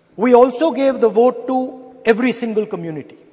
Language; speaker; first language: English; non-native, local second language; Hindi